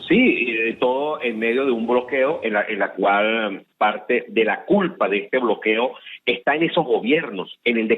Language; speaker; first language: Spanish; native; Spanish